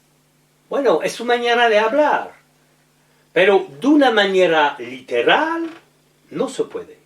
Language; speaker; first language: Spanish; non-native, learner; French